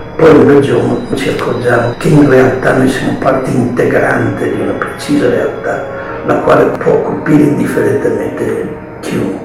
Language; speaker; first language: Italian; non-native, fluent; Albanian